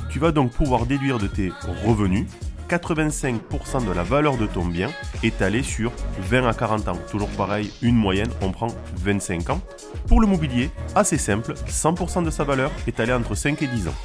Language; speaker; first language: French; native; French